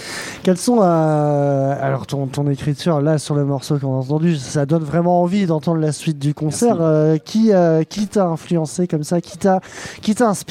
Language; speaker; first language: French; native; French